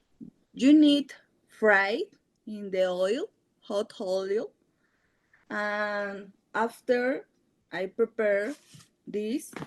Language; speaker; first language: English; non-native, learner; Spanish